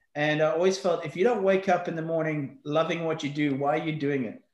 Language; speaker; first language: English; native; English